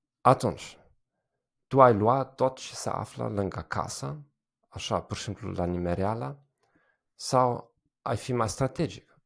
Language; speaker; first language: Romanian; non-native, fluent; German